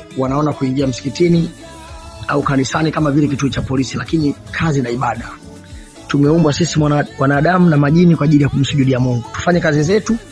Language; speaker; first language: Swahili; native; Swahili